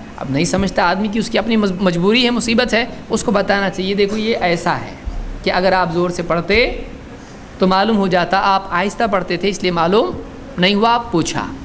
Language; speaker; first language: Urdu; native; Urdu